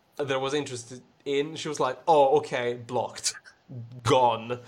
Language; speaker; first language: English; non-native, fluent; Swedish